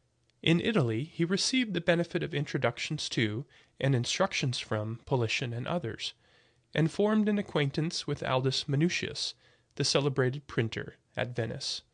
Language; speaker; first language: English; native; English